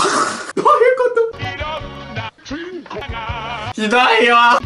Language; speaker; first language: Japanese; native; Japanese